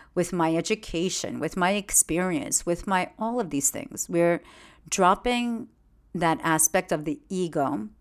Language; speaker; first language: English; early bilingual, other home language; Russian